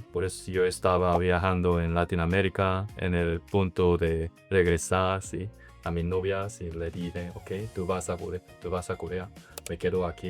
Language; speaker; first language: Spanish; non-native, learner; Korean